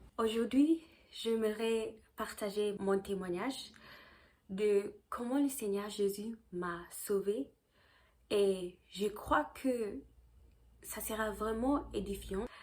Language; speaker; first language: French; early bilingual, heritage; French